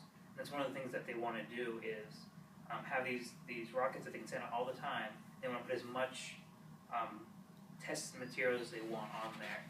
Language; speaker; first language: English; native; English